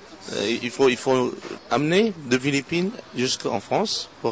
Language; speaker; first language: French; non-native, fluent; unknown